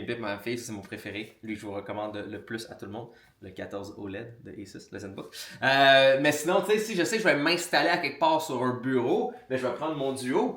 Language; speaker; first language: French; native; French